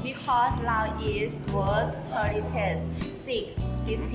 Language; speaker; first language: English; non-native, learner; Lao